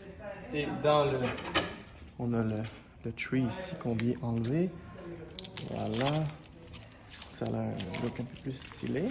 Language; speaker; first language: French; native; French